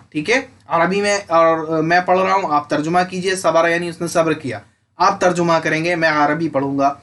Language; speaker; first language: Urdu; native; Urdu